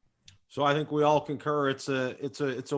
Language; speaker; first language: English; native; English